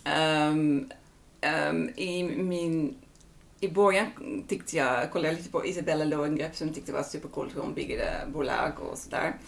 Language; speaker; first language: Swedish; non-native, fluent; Dutch